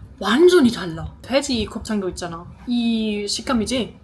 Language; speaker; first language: Korean; non-native, fluent; German